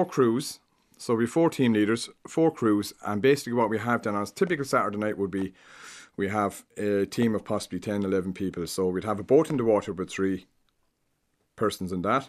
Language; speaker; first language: English; native; English